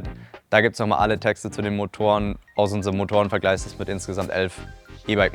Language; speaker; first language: German; native; German